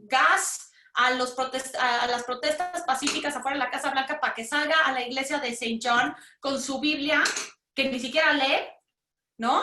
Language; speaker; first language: Spanish; native; Spanish